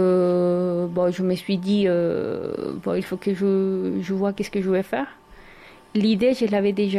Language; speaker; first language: French; non-native, fluent; Spanish